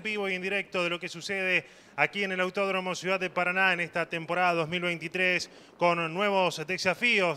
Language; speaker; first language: Spanish; native; Spanish